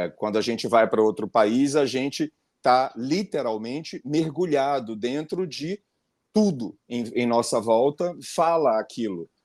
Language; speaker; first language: Portuguese; native; Portuguese